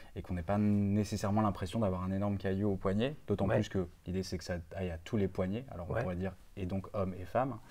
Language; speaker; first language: French; native; French